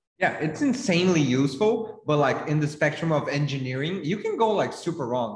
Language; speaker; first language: English; non-native, fluent; Portuguese